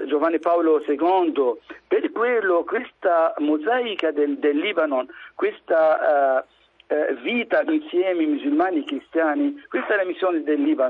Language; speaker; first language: Italian; non-native, fluent; Arabic